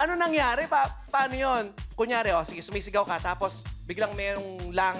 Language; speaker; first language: Filipino; native; Filipino